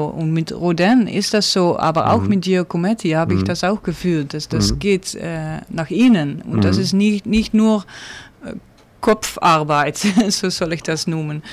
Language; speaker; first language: German; non-native, learner; Dutch